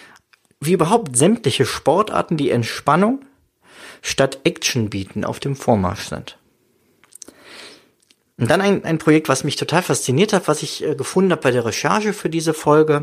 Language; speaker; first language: German; native; German